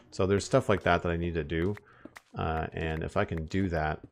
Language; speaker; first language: English; native; English